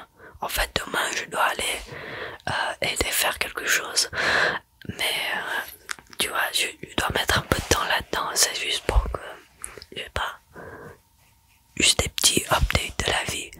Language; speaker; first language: French; early bilingual, heritage; French